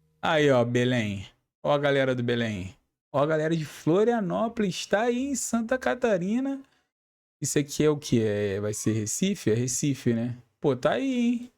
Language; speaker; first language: Portuguese; native; Portuguese